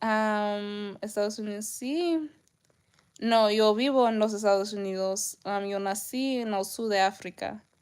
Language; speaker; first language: Spanish; non-native, learner; English